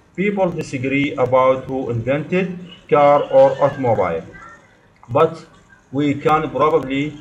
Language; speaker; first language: English; non-native, learner; Arabic